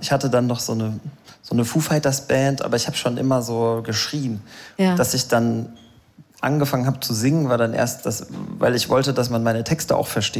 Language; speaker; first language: German; native; German